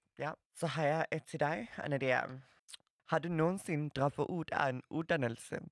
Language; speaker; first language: Danish; non-native, fluent; Swedish